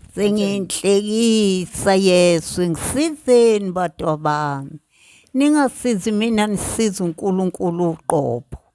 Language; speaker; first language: Zulu; native; Zulu